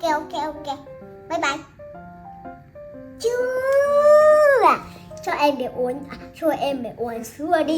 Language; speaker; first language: Vietnamese; non-native, learner; Japanese